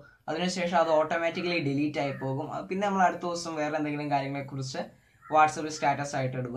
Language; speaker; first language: Malayalam; native; Malayalam